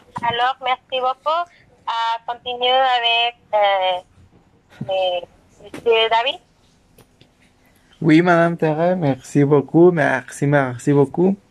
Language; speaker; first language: French; non-native, learner; Spanish